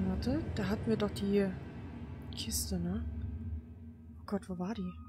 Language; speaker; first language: German; native; German